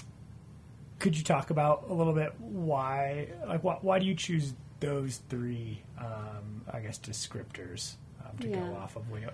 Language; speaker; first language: English; native; English